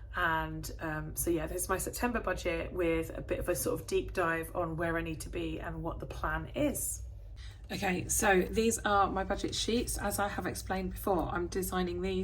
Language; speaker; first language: English; native; English